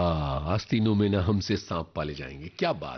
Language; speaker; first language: Hindi; native; Hindi